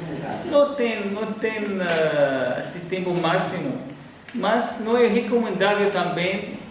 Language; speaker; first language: Portuguese; non-native, fluent; Arabic